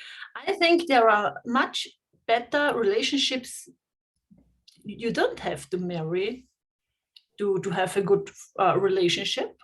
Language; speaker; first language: English; non-native, fluent; German